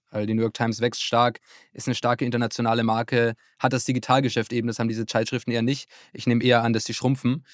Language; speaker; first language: German; native; German